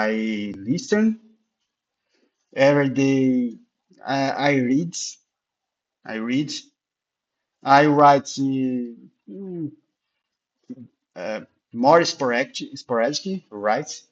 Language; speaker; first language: English; non-native, learner; Portuguese